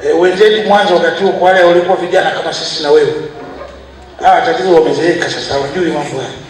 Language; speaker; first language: Swahili; native; Swahili